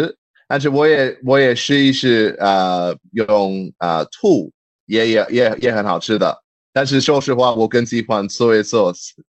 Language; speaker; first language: Chinese; non-native, learner; English